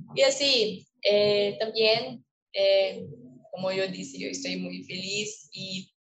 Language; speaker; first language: Spanish; non-native, learner; Portuguese